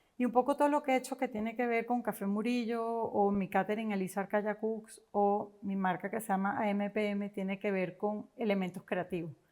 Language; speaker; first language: Spanish; native; Spanish